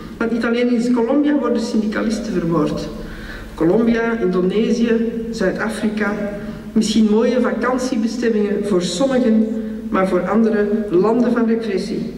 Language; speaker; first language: Dutch; native; Dutch